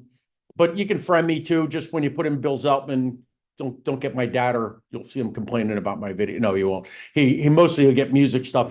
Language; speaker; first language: English; native; English